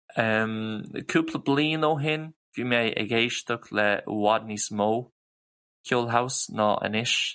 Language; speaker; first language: Irish; non-native, local second language; English